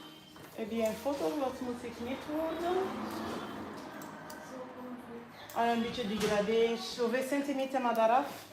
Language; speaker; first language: Dutch; non-native, fluent; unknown